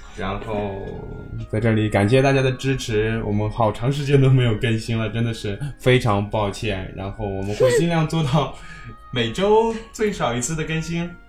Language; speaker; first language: Chinese; native; Chinese